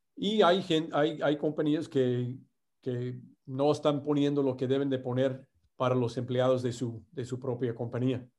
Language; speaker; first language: Spanish; non-native, fluent; English